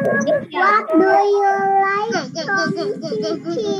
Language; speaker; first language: English; non-native, learner; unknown